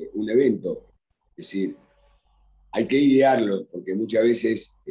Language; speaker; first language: Spanish; native; Spanish